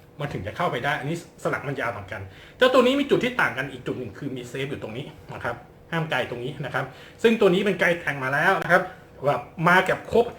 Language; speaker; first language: Thai; native; Thai